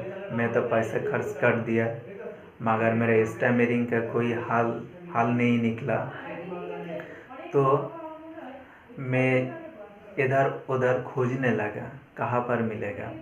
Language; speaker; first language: Hindi; non-native, local second language; Bangla